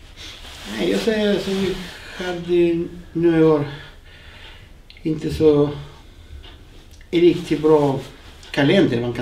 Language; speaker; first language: Swedish; non-native, fluent; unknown